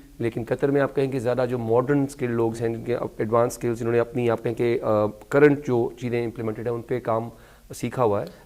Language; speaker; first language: Urdu; native; Urdu